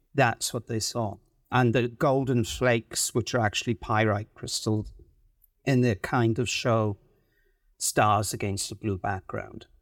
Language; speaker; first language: English; native; English